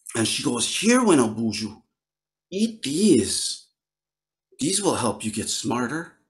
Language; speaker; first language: English; native; English